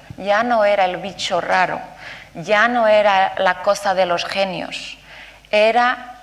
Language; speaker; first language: Spanish; non-native, fluent; Portuguese